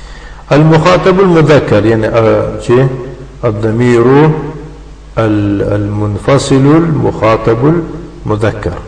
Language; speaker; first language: Arabic; non-native, fluent; Tajik